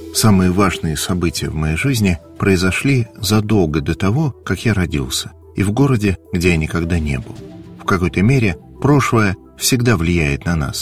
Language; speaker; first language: Russian; native; Russian